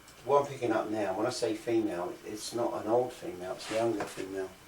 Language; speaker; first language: English; native; English